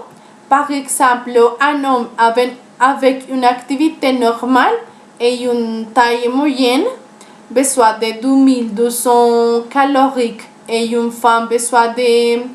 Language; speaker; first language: French; non-native, learner; Spanish